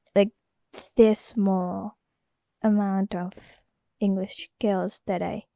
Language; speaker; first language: English; non-native, fluent; Indonesian